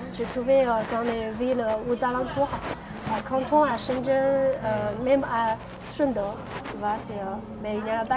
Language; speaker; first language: French; non-native, fluent; Chinese